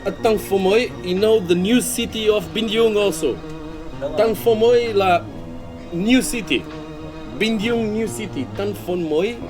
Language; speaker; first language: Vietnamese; non-native, learner; Portuguese